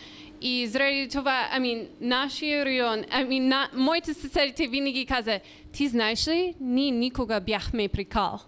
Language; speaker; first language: Bulgarian; non-native, learner; English